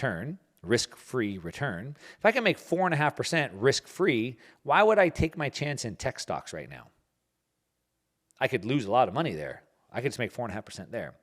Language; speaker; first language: English; native; English